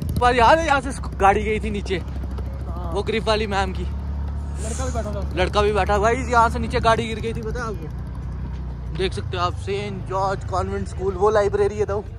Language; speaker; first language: Hindi; native; Hindi